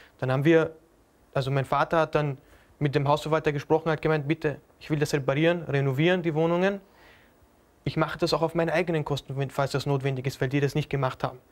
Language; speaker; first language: German; native; German